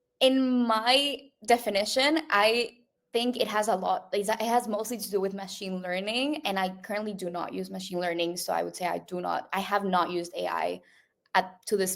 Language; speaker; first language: English; non-native, local second language; Spanish